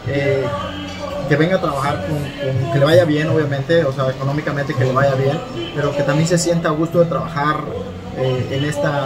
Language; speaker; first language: Spanish; native; Spanish